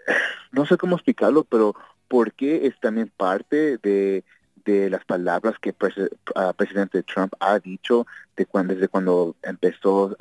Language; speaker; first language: Spanish; early bilingual, heritage; Spanish